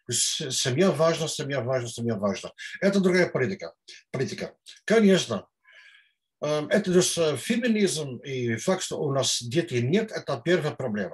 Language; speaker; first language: Russian; non-native, fluent; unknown